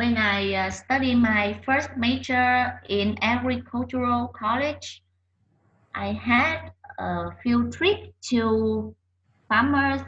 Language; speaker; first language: English; non-native, learner; Vietnamese